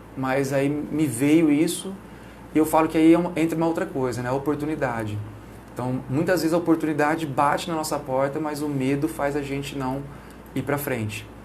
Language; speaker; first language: Portuguese; native; Portuguese